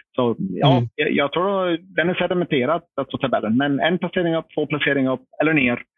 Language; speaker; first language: Swedish; non-native, fluent; English